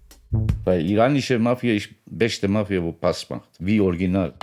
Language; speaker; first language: German; non-native, local second language; Turkish